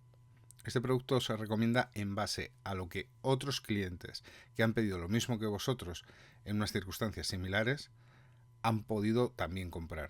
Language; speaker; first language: Spanish; native; Spanish